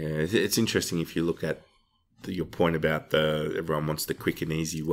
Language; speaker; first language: English; native; English